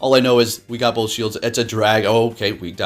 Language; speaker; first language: English; native; English